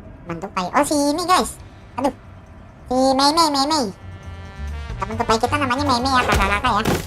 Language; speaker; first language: Indonesian; native; Indonesian